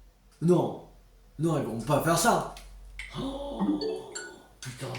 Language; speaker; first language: French; native; French